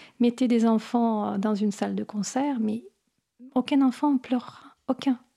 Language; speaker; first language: French; non-native, fluent; Italian